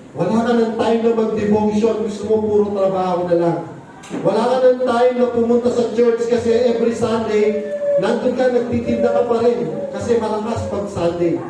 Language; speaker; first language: Filipino; non-native, local second language; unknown